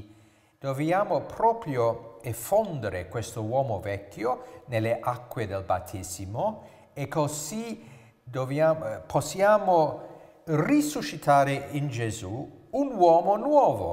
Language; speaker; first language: Italian; non-native, fluent; English